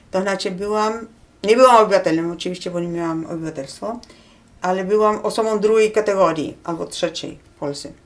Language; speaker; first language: Polish; non-native, fluent; Spanish